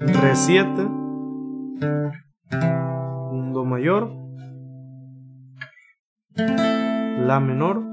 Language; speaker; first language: Spanish; native; Spanish